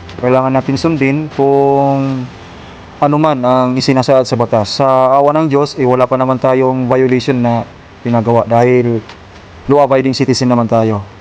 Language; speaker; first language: Filipino; non-native, local second language; Waray